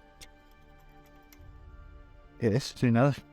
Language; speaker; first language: Spanish; native; Spanish